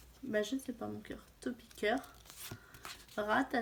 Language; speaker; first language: French; native; French